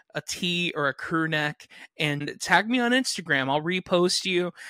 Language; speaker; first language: English; native; English